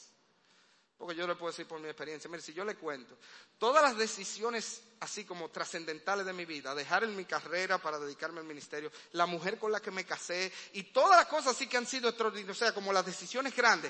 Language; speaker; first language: Spanish; native; Spanish